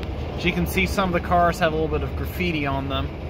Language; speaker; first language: English; native; English